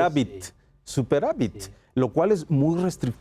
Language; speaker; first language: Spanish; native; Spanish